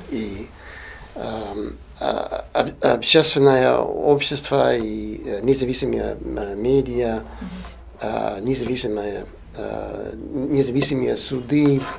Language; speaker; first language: Russian; non-native, fluent; English